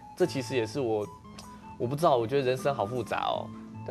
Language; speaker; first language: Chinese; native; Chinese